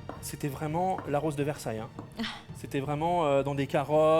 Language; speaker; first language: French; native; French